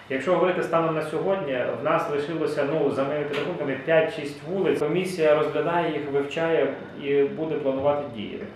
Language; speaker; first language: Ukrainian; native; Ukrainian